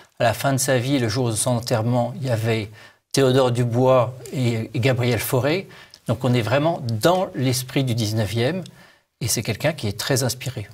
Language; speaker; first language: French; native; French